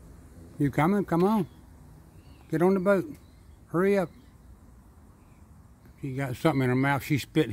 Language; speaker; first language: English; native; English